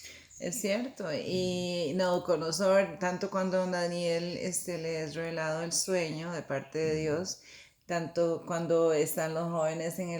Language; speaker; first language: Spanish; native; Spanish